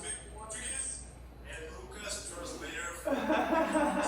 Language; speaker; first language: English; non-native, learner; Portuguese